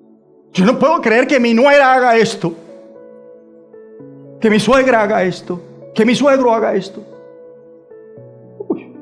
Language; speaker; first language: Spanish; native; Spanish